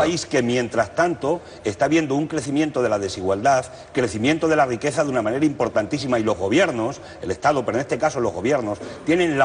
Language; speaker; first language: Spanish; native; Spanish